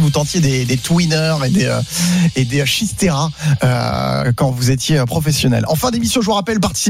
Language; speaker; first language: French; native; French